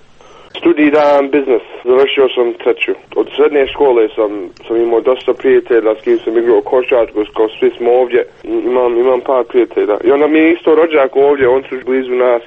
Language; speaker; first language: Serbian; early bilingual, heritage; Bosnian